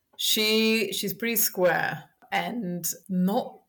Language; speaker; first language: English; early bilingual, heritage; French